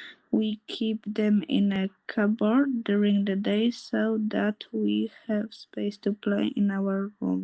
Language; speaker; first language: English; non-native, learner; Polish